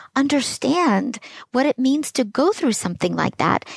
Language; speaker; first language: English; early bilingual, other home language; Russian